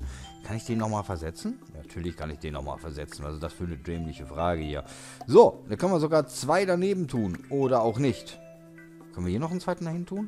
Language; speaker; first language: German; native; German